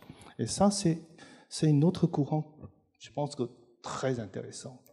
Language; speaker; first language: French; non-native, fluent; Chinese